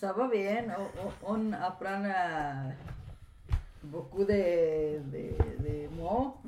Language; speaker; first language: French; non-native, learner; Spanish